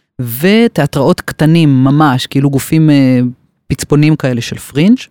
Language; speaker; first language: Hebrew; native; Hebrew